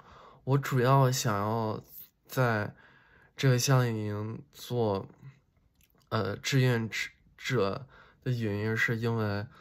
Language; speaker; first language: Chinese; early bilingual, heritage; Chinese